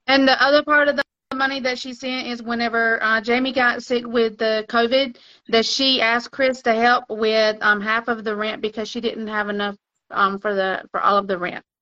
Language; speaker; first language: English; native; English